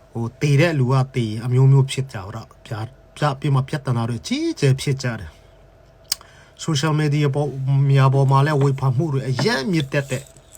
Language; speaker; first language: Burmese; non-native, local second language; Hakha Chin